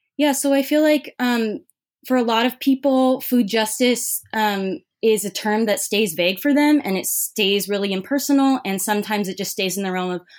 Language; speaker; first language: English; native; English